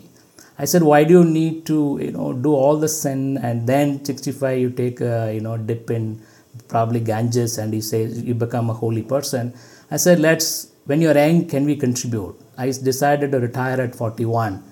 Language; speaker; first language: English; non-native, local second language; Tamil